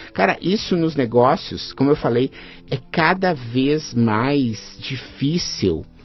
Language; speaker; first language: Portuguese; native; Portuguese